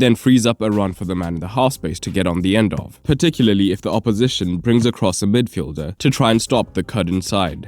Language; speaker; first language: English; native; English